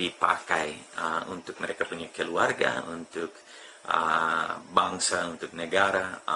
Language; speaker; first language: Indonesian; non-native, fluent; English